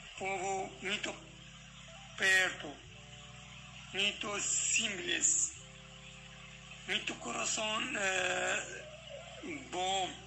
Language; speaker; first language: Portuguese; non-native, learner; Kurdish